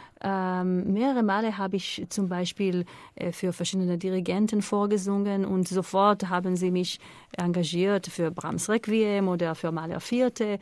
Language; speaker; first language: German; non-native, fluent; Hebrew